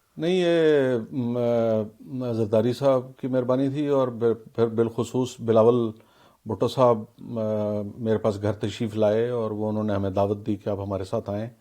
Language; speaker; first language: Urdu; native; Urdu